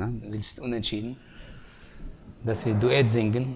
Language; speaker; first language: German; native; German